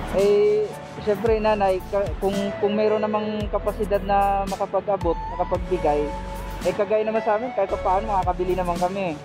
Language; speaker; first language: Filipino; non-native, local second language; Waray